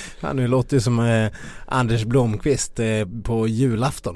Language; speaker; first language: Swedish; native; Swedish